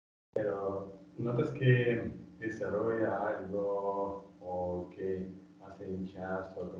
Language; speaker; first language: Spanish; non-native, learner; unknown